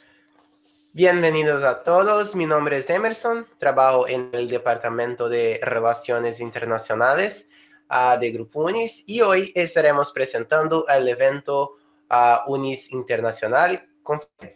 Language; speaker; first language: Spanish; non-native, fluent; Portuguese